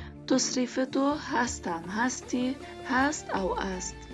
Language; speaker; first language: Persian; non-native, fluent; Arabic